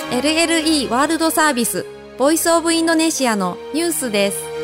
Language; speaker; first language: Japanese; non-native, fluent; Indonesian